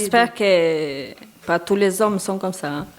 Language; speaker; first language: French; non-native, learner; Albanian